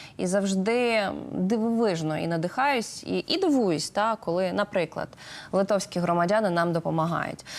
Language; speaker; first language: Ukrainian; native; Ukrainian